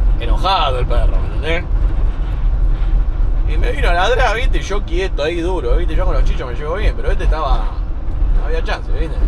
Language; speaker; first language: Spanish; native; Spanish